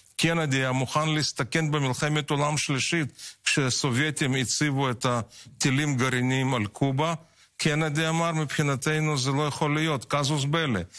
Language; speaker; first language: Hebrew; non-native, fluent; Russian